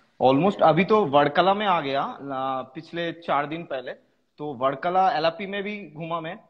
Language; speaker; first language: Hindi; non-native, local second language; Bangla